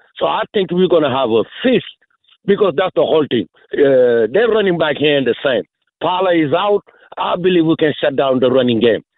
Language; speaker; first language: English; non-native, fluent; Wolof